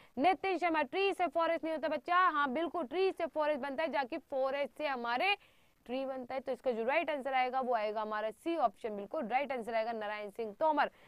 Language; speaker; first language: Hindi; native; Hindi